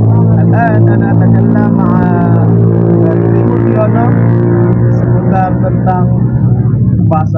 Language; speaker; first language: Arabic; non-native, learner; Indonesian